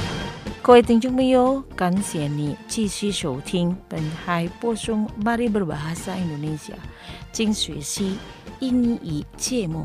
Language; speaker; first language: Chinese; early bilingual, heritage; Chinese